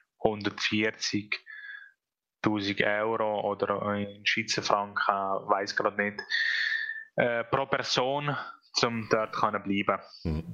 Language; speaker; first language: German; non-native, fluent; Italian